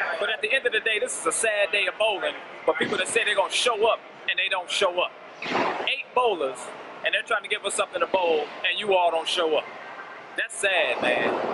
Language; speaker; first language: English; native; English